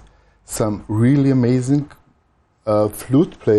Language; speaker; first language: English; non-native, learner; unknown